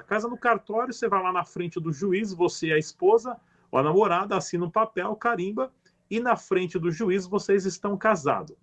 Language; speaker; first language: Portuguese; native; Portuguese